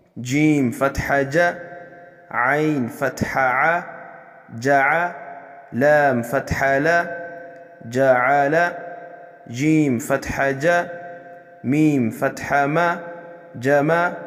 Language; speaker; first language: Arabic; non-native, fluent; Kinyarwanda